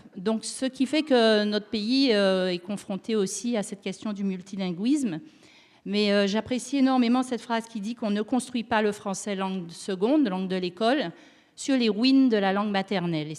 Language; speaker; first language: French; native; French